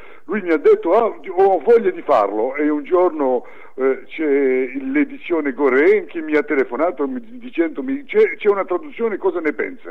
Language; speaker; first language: Italian; early bilingual, heritage; French